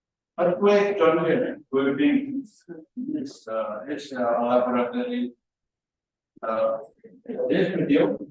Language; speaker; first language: English; non-native, learner; Indonesian